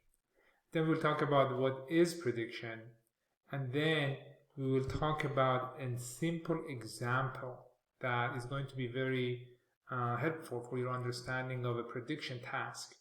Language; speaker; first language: English; non-native, fluent; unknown